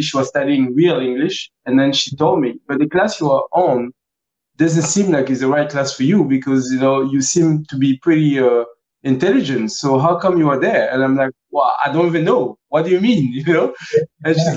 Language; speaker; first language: English; early bilingual, other home language; French